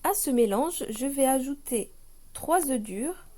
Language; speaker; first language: French; non-native, local second language; Arabic